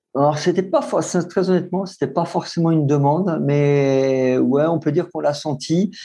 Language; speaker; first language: French; native; French